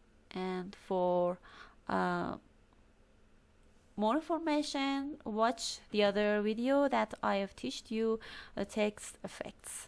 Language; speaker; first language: English; non-native, fluent; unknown